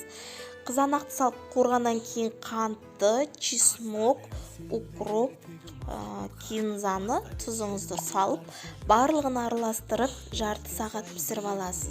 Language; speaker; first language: Kazakh; native; Kazakh